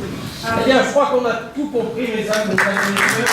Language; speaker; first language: French; native; French